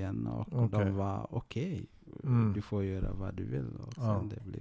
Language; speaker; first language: Swedish; non-native, fluent; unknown